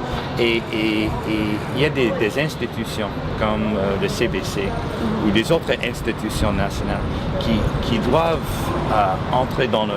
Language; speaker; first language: French; non-native, local second language; English